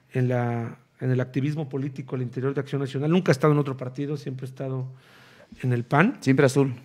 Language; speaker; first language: Spanish; native; Spanish